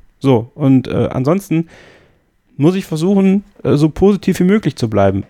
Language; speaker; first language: German; native; German